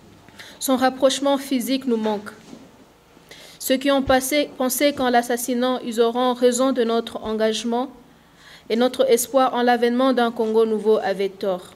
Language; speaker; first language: French; non-native, local second language; Swahili